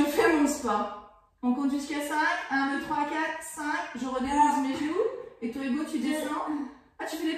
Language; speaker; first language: French; native; French